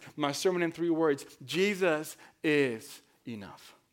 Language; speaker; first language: English; non-native, fluent; Spanish